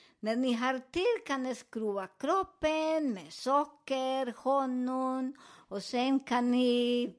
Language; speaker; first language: Swedish; non-native, fluent; Spanish